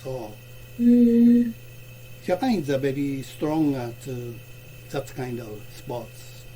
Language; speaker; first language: English; non-native, learner; Japanese